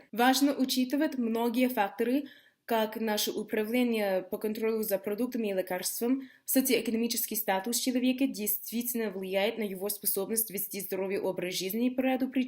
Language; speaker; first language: Russian; non-native, fluent; English